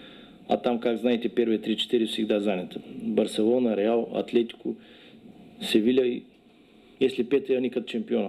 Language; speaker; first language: Russian; non-native, learner; Bulgarian